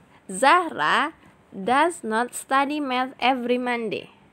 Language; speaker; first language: English; non-native, fluent; Indonesian